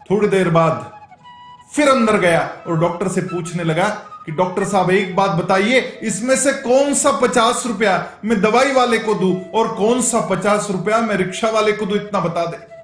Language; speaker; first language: Hindi; native; Hindi